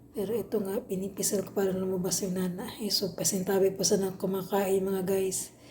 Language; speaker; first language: Filipino; non-native, local second language; Cebuano